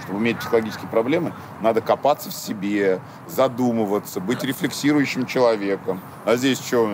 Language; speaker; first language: Russian; native; Russian